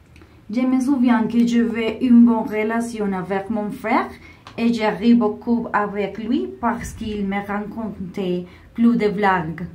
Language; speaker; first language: French; non-native, learner; Spanish